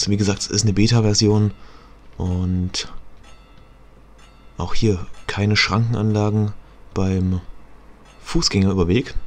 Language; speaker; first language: German; native; German